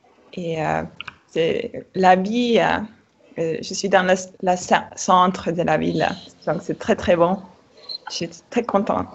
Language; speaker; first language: French; non-native, fluent; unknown